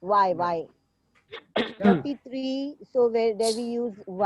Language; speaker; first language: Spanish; non-native, learner; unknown